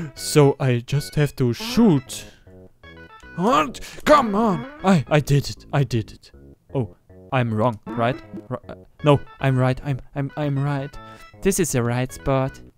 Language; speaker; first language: English; non-native, learner; German